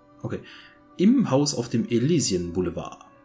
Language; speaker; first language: German; native; German